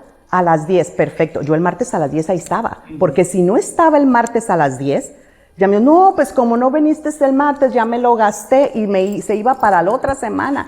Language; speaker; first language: Spanish; native; Spanish